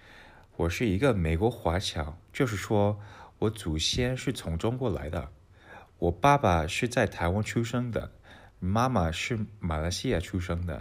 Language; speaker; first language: Chinese; early bilingual, heritage; English